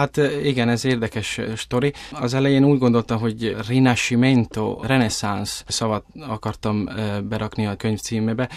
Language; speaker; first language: Hungarian; early bilingual, heritage; Italian